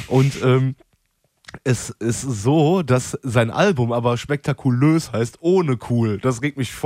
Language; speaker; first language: German; native; German